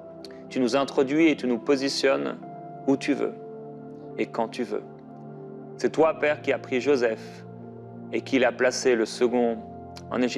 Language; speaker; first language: French; native; French